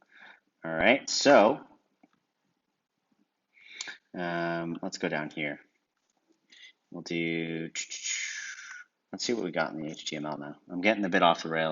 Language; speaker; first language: English; native; English